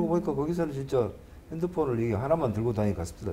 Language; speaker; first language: Korean; native; Korean